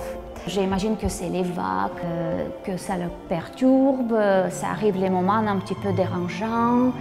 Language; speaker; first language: French; non-native, learner; Russian